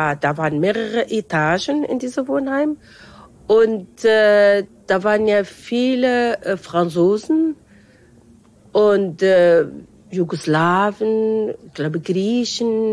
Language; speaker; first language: German; non-native, fluent; Arabic